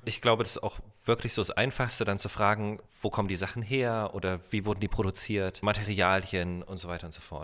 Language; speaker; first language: German; native; German